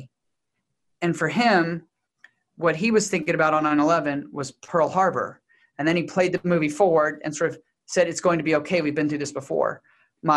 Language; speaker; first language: English; native; English